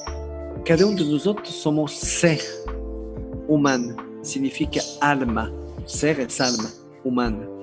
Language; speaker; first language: Spanish; non-native, learner; French